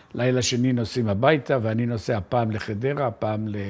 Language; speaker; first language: Hebrew; native; Hebrew